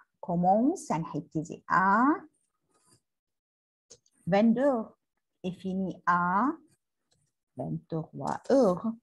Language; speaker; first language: French; non-native, learner; Arabic